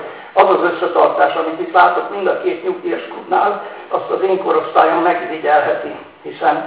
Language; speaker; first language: Hungarian; native; Hungarian